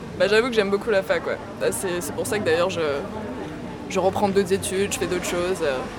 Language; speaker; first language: French; native; French